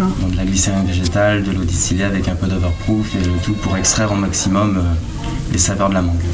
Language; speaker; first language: French; native; French